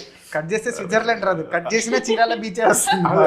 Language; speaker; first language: Telugu; native; Telugu